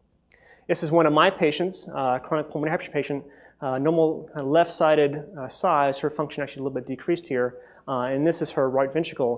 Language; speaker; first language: English; native; English